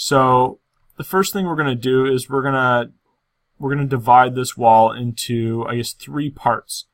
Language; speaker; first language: English; native; English